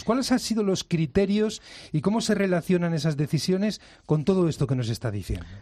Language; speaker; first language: Spanish; native; Spanish